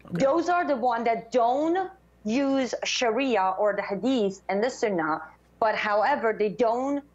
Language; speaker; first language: English; non-native, fluent; Persian